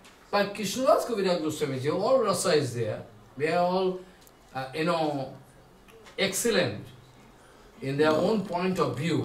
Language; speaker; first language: English; non-native, local second language; Bangla